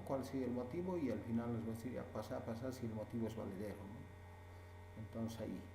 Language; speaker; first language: Spanish; native; Spanish